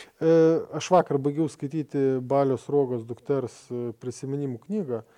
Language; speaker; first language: Lithuanian; non-native, fluent; Swedish